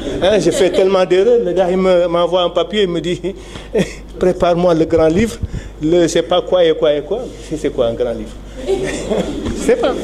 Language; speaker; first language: French; non-native, local second language; Wolof